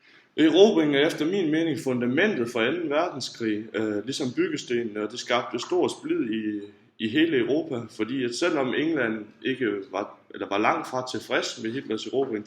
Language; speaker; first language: Danish; native; Danish